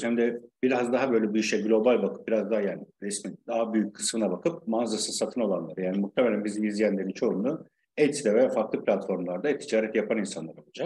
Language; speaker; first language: Turkish; native; Turkish